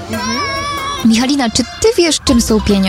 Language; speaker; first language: Polish; native; Polish